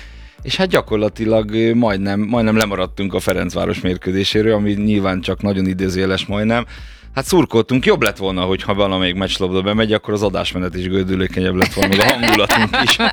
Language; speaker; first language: Hungarian; native; Hungarian